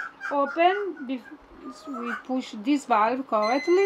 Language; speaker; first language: English; non-native, learner; Italian